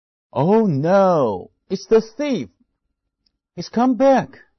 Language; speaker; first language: English; non-native, fluent; Chinese